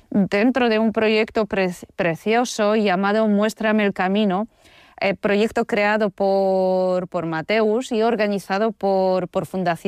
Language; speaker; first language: Spanish; non-native, fluent; Polish